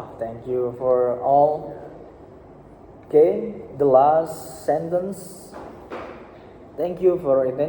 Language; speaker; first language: English; non-native, learner; Indonesian